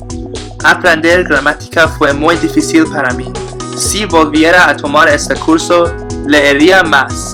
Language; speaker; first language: Spanish; non-native, learner; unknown